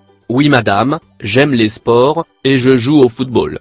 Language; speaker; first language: French; non-native, learner; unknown